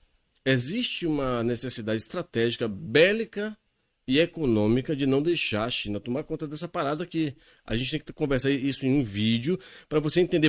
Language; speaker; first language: Portuguese; native; Portuguese